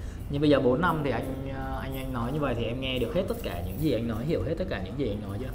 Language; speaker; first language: Vietnamese; native; Vietnamese